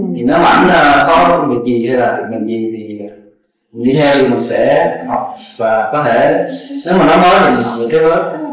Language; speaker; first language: Vietnamese; native; Vietnamese